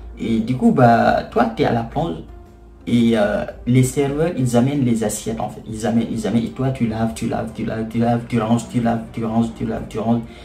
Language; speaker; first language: French; non-native, local second language; Wolof